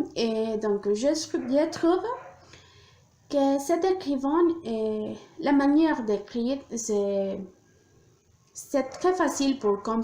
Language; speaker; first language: French; non-native, learner; Spanish